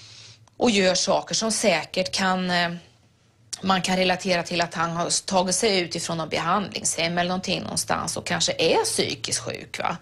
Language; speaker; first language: Swedish; native; Swedish